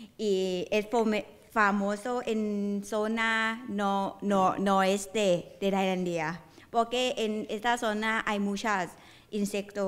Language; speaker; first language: Spanish; non-native, learner; Thai